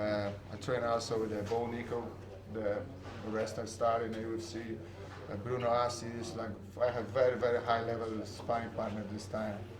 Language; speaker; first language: English; non-native, fluent; Polish